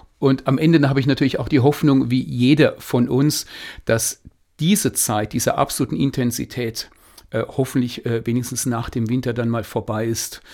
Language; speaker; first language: German; native; German